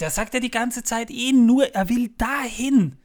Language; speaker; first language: German; native; German